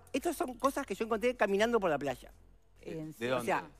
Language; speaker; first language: Spanish; native; Spanish